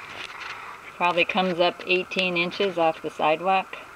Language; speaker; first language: English; native; English